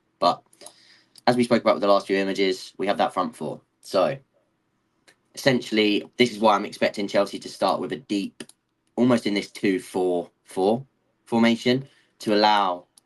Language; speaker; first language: English; native; English